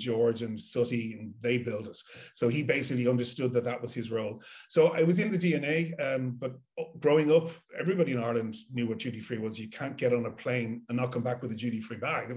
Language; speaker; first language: English; native; English